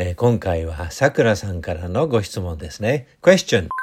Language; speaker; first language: Japanese; native; Japanese